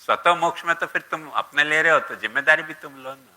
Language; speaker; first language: Hindi; non-native, local second language; Gujarati